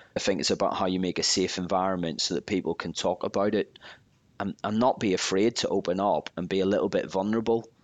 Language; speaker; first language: English; native; English